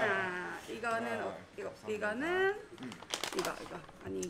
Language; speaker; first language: Korean; native; Korean